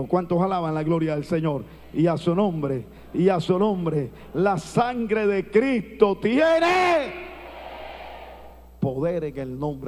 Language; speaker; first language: Spanish; native; Spanish